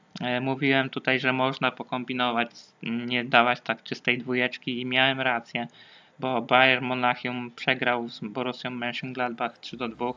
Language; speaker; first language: Polish; native; Polish